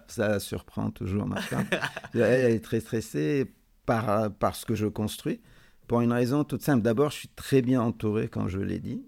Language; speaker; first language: French; non-native, local second language; Arabic